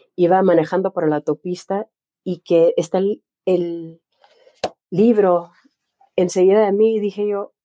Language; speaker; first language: Spanish; native; Spanish